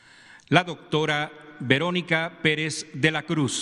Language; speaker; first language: Spanish; native; Spanish